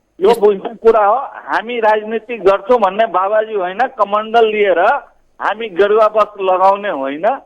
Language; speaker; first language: Nepali; non-native, local second language; Maithili